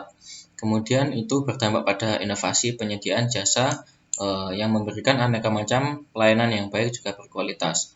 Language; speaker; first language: Indonesian; native; Indonesian